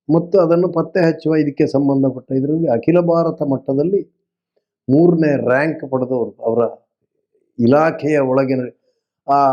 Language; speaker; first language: Kannada; non-native, local second language; Tulu